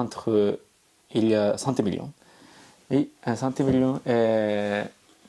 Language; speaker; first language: French; non-native, learner; Japanese